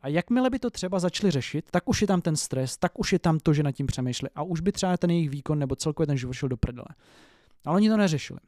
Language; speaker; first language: Czech; native; Czech